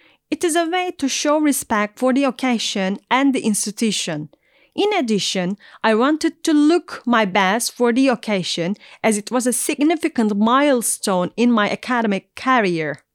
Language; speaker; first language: English; non-native, fluent; Turkish